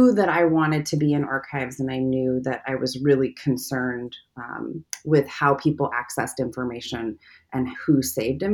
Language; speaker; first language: English; native; English